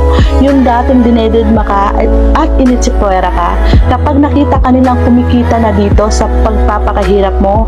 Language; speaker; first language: Filipino; native; Filipino